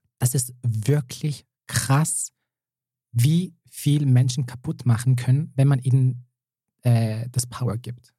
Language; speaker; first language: German; early bilingual, other home language; Serbian